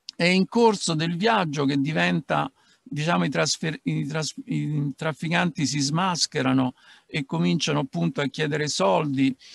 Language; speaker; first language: Italian; native; Italian